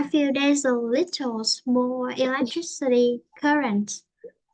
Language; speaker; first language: English; non-native, fluent; Vietnamese